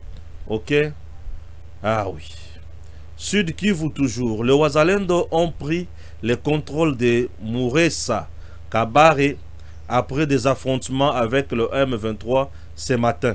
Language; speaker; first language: French; non-native, local second language; Lingala